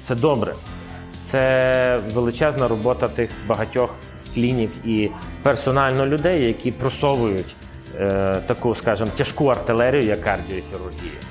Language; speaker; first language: Ukrainian; native; Ukrainian